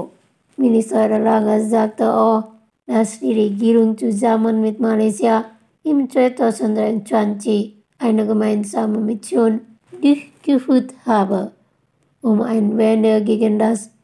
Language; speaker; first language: German; non-native, fluent; Indonesian